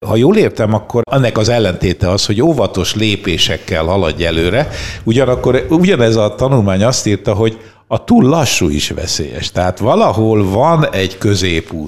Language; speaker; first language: Hungarian; native; Hungarian